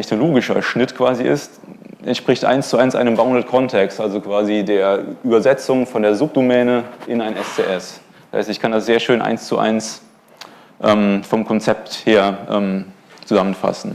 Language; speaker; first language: German; native; German